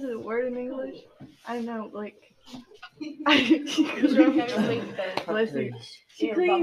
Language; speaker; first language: English; non-native, fluent; Portuguese